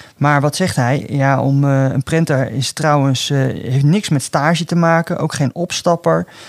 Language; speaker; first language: Dutch; native; Dutch